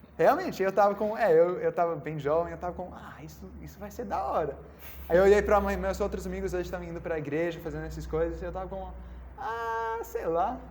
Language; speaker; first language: Portuguese; non-native, learner; English